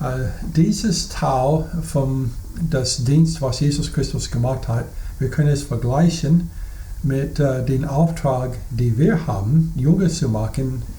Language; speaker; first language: German; non-native, fluent; English